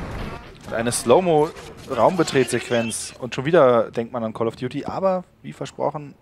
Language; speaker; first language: German; native; German